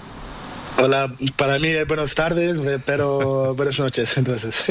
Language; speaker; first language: Spanish; non-native, learner; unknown